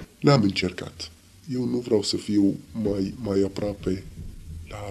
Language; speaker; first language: Romanian; non-native, learner; Arabic